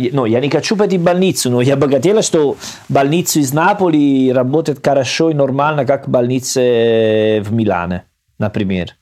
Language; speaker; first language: Russian; non-native, learner; Italian